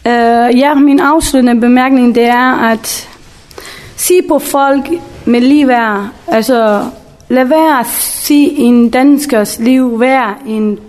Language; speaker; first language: Danish; early bilingual, other home language; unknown